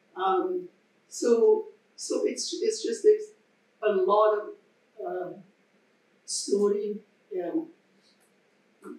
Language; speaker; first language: English; non-native, fluent; Persian